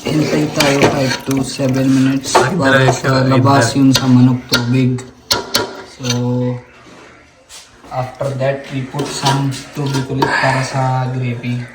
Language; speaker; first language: Filipino; non-native, learner; Hindi